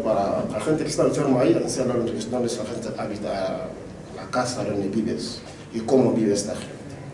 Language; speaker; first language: Spanish; non-native, local second language; French